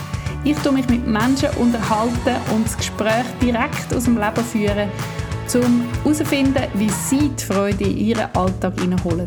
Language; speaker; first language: German; native; German